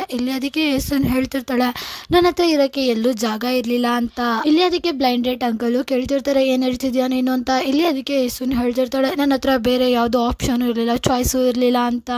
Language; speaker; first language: Kannada; native; Kannada